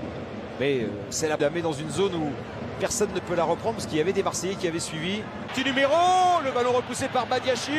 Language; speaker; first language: French; native; French